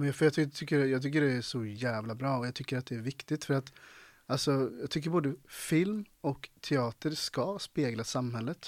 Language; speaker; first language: Swedish; native; Swedish